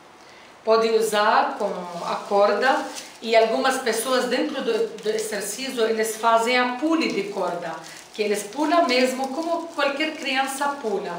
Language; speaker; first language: Portuguese; non-native, fluent; Arabic